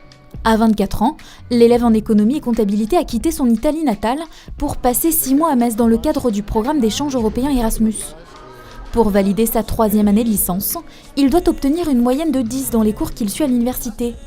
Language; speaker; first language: French; native; French